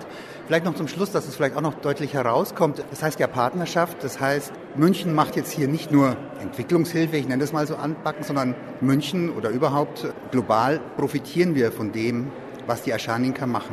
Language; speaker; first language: German; native; German